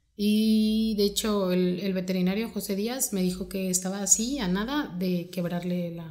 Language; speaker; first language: Spanish; native; Spanish